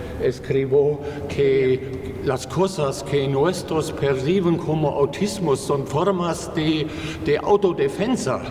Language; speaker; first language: Spanish; non-native, fluent; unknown